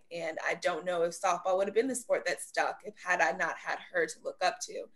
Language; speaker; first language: English; native; English